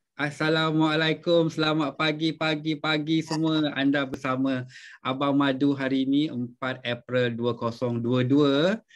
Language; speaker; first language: Malay; native; Malay